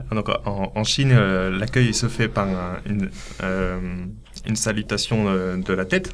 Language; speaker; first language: French; native; French